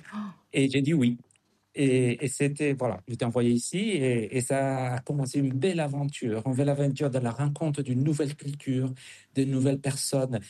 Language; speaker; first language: French; non-native, fluent; Spanish